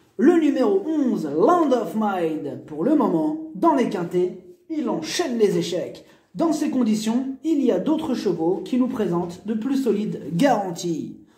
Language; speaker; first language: French; native; French